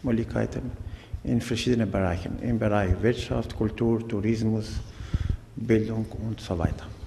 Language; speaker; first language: German; non-native, learner; Macedonian